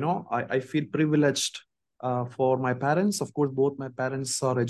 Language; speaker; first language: English; non-native, local second language; Malayalam